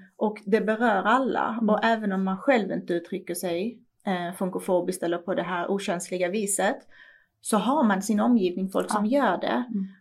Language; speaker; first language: Swedish; early bilingual, other home language; Persian